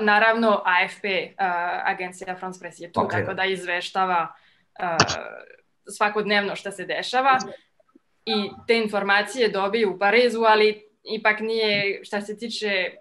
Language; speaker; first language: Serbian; non-native, fluent; French